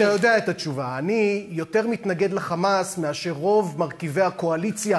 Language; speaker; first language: Hebrew; native; Hebrew